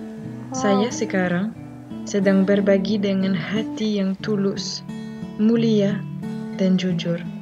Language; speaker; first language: Indonesian; non-native, fluent; French